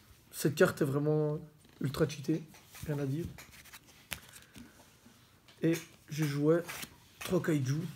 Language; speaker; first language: French; native; French